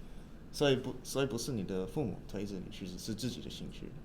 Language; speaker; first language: Chinese; early bilingual, heritage; English